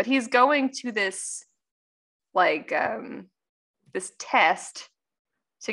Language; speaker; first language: English; native; English